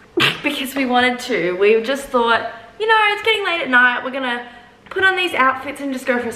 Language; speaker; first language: English; native; English